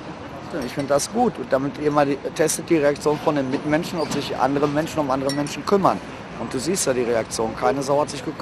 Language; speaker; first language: German; native; German